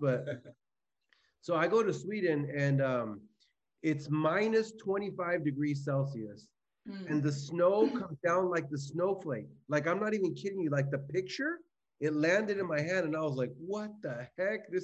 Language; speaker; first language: English; native; English